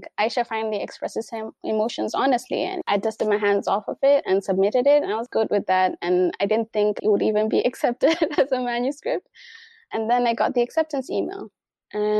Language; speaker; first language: English; non-native, local second language; Swahili